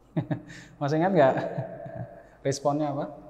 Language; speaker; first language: Indonesian; native; Indonesian